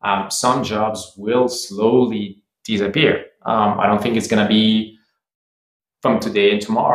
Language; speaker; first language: English; non-native, fluent; French